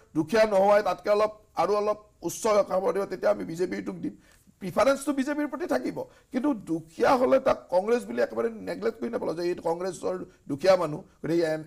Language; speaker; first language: Assamese; native; Assamese